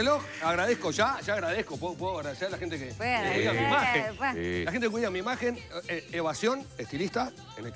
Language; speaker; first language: Spanish; native; Spanish